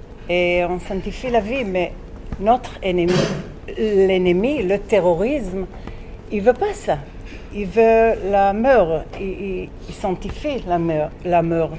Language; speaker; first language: French; non-native, fluent; Hebrew